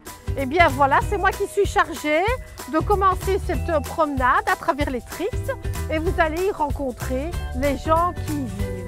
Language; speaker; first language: French; native; French